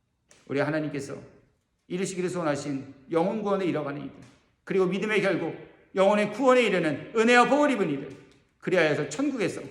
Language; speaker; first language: Korean; native; Korean